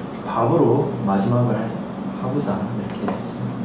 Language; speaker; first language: Korean; native; Korean